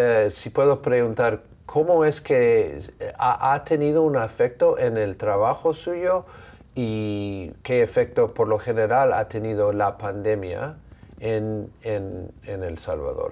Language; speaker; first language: Spanish; non-native, fluent; English